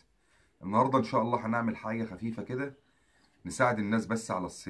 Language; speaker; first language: Arabic; native; Arabic